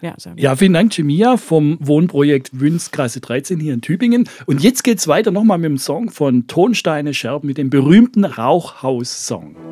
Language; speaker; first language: German; native; German